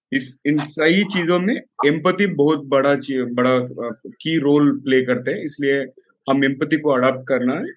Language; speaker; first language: Hindi; native; Hindi